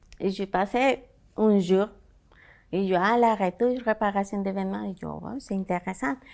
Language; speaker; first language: French; non-native, learner; Spanish